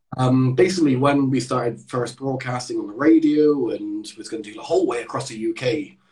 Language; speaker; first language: English; native; English